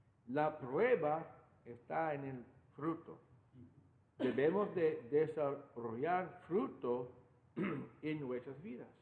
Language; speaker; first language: Spanish; non-native, fluent; English